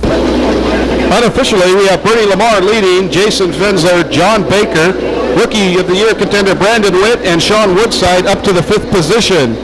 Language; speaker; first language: English; native; English